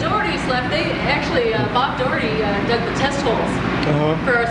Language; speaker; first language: English; native; English